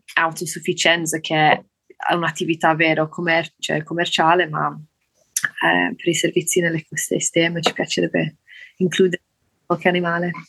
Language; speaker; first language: Italian; non-native, fluent; English